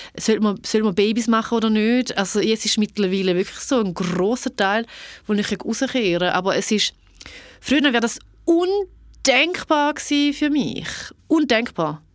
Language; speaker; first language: German; early bilingual, other home language; Albanian